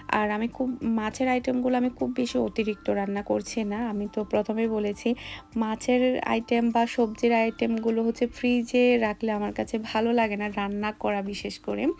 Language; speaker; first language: Bangla; native; Bangla